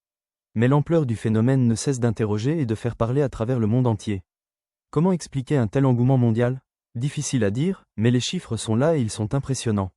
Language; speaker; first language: French; native; French